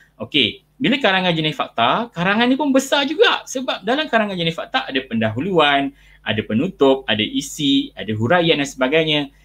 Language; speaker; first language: Malay; native; Malay